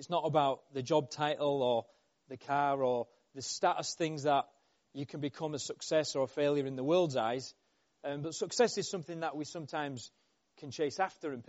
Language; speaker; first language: English; native; English